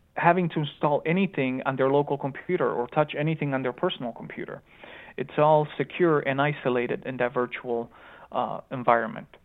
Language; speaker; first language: English; early bilingual, other home language; Romanian